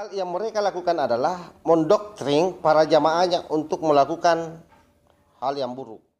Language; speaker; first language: Indonesian; native; Indonesian